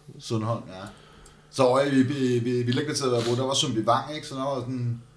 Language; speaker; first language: Danish; native; Danish